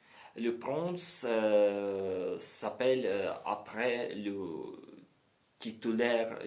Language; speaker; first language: French; non-native, learner; Ukrainian